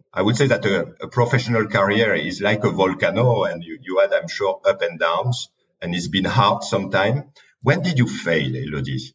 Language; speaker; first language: English; non-native, fluent; French